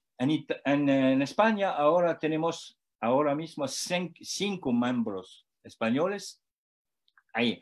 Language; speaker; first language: Spanish; non-native, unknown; French